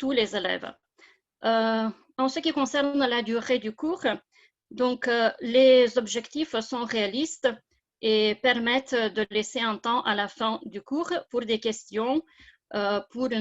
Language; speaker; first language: French; non-native, fluent; Lithuanian